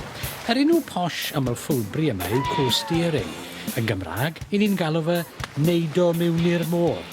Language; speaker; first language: Welsh; native; Welsh